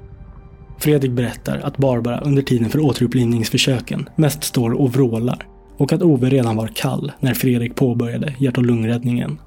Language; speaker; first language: Swedish; native; Swedish